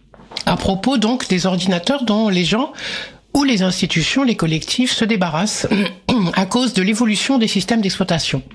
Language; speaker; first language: French; native; French